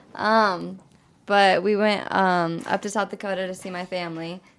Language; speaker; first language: English; native; English